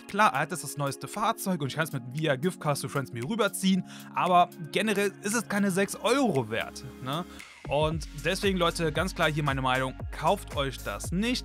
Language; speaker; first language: German; native; German